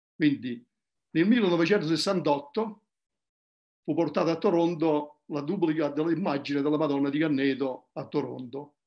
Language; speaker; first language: Italian; native; Italian